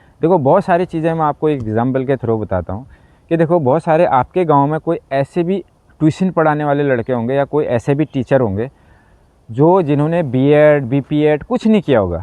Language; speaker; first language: Hindi; native; Hindi